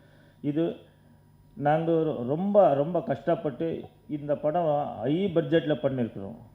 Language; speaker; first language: Tamil; non-native, learner; Kannada